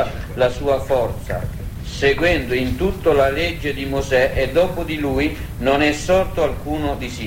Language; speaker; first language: Italian; native; Italian